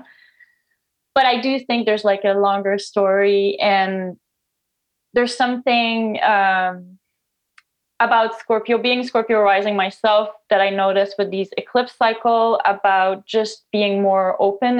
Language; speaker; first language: English; non-native, fluent; French